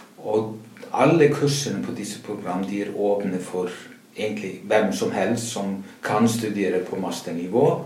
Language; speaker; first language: Norwegian; non-native, fluent; Icelandic